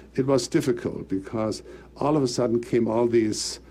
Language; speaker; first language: English; early bilingual, other home language; German